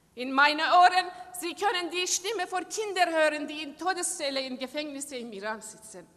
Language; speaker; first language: German; non-native, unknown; Persian